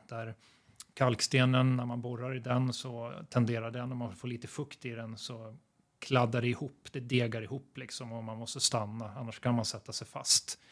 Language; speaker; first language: Swedish; native; Swedish